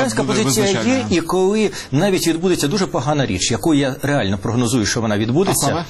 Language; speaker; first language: Ukrainian; native; Ukrainian